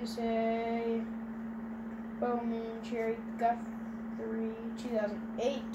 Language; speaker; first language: English; native; English